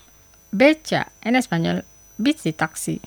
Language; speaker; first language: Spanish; non-native, fluent; Indonesian